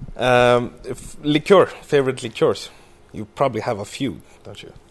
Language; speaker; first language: English; early bilingual, other home language; Icelandic